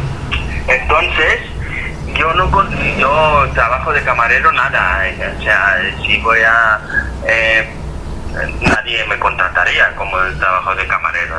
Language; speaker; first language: Spanish; non-native, fluent; Hebrew